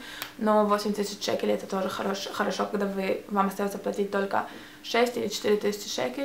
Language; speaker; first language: Russian; early bilingual, heritage; Russian